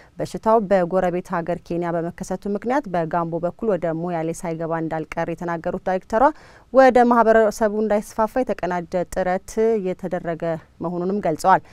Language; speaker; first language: Amharic; non-native, local second language; Oromo